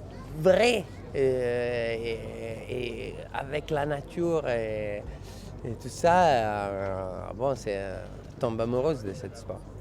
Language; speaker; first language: French; non-native, fluent; Italian